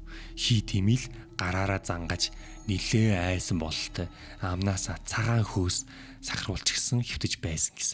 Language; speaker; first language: Mongolian; native; Mongolian